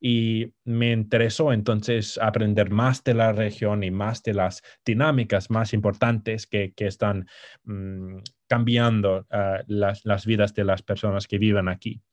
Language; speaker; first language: Spanish; non-native, fluent; English